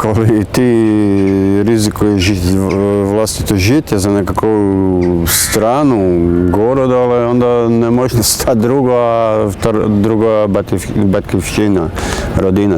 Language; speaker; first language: Ukrainian; non-native, learner; Croatian